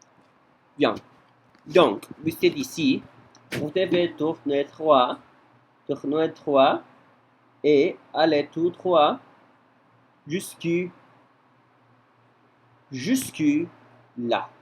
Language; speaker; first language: French; non-native, learner; Spanish